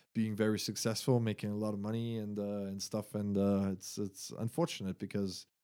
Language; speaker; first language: English; non-native, fluent; German